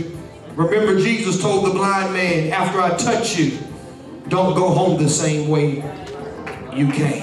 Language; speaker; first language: English; native; English